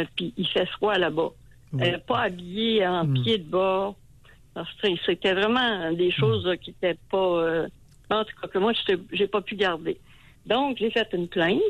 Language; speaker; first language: French; native; French